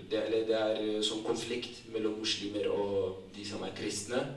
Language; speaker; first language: Norwegian; non-native, fluent; Tigrinya